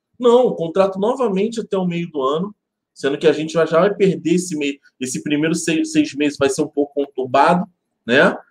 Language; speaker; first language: Portuguese; native; Portuguese